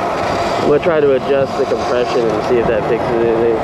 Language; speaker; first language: English; native; English